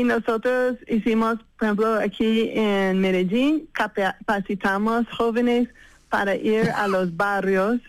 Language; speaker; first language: Spanish; non-native, fluent; English